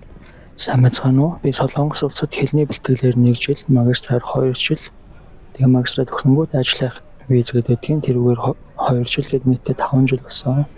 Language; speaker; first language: Mongolian; native; Mongolian